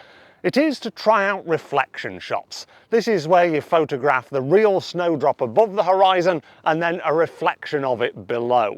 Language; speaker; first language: English; native; English